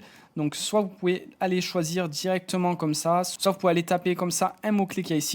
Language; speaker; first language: French; native; French